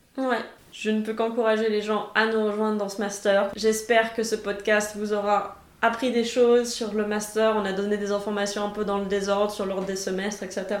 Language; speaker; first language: French; native; French